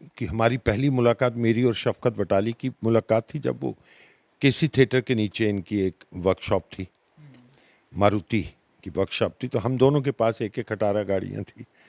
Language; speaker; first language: Hindi; non-native, local second language; Dogri